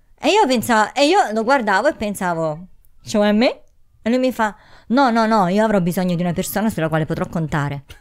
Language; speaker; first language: Italian; native; Italian